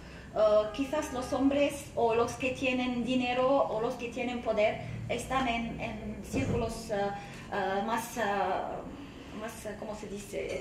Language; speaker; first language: Spanish; non-native, fluent; Arabic